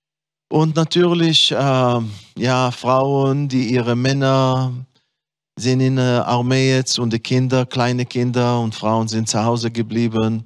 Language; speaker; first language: German; non-native, fluent; Hebrew